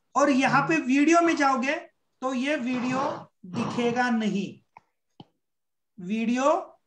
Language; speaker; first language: Hindi; non-native, local second language; Marathi